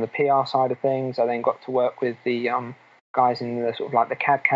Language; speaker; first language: English; native; English